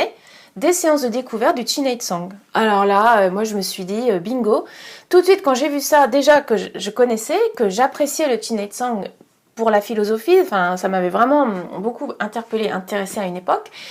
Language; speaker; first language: French; native; French